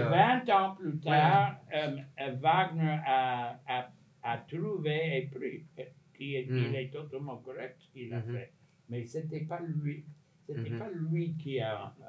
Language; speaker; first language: French; non-native, fluent; English